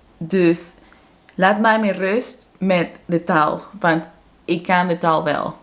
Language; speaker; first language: Dutch; non-native, fluent; Spanish